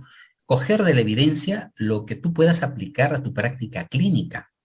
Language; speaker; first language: Spanish; native; Spanish